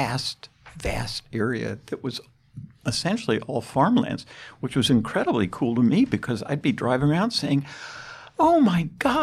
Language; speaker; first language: English; native; English